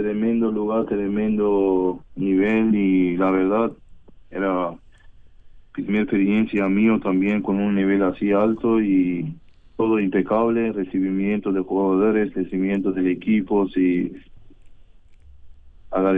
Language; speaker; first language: Spanish; non-native, learner; Persian